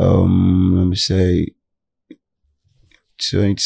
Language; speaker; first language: English; non-native, local second language; Yoruba